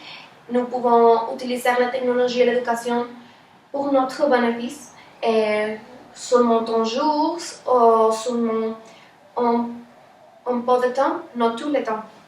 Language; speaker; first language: French; non-native, learner; Spanish